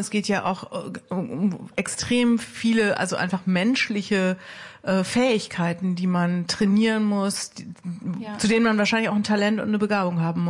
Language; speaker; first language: German; native; German